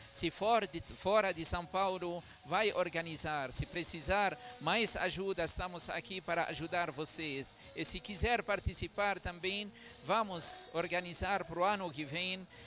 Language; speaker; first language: Portuguese; non-native, fluent; Arabic